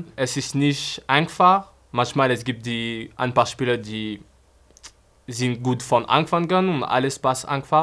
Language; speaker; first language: German; non-native, fluent; French